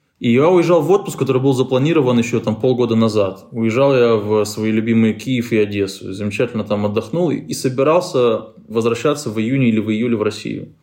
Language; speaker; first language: Russian; native; Russian